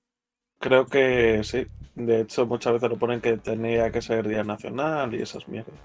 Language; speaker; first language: Spanish; native; Spanish